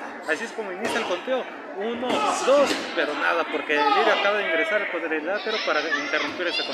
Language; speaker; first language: Spanish; native; Spanish